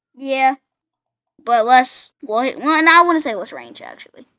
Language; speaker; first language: English; native; English